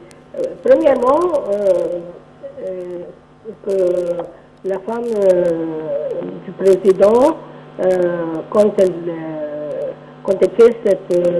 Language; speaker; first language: French; non-native, local second language; Arabic